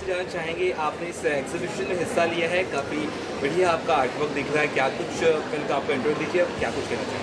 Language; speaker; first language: Hindi; native; Hindi